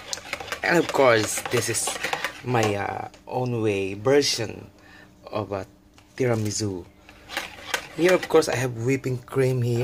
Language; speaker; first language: English; non-native, local second language; Filipino